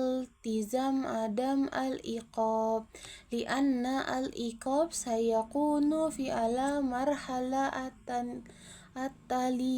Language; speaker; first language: Arabic; non-native, learner; Indonesian